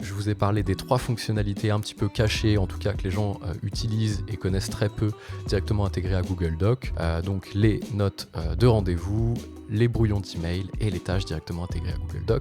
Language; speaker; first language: French; native; French